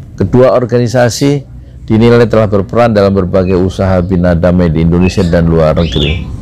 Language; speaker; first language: Indonesian; native; Indonesian